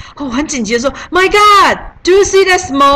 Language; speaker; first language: English; non-native, learner; Chinese